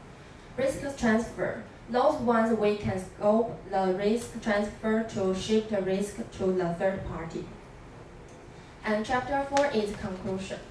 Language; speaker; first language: English; non-native, learner; Chinese